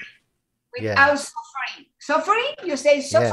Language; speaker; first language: English; non-native, learner; Spanish